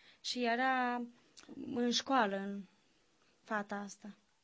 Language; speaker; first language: Romanian; native; Romanian